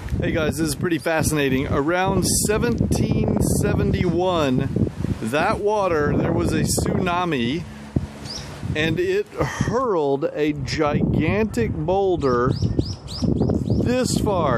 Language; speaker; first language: English; native; English